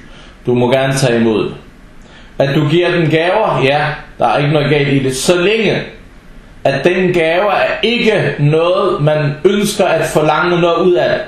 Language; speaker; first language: Danish; non-native, local second language; Arabic